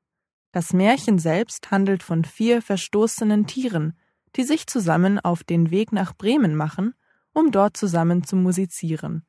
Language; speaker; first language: German; native; German